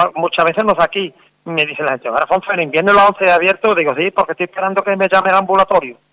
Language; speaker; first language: Spanish; native; Spanish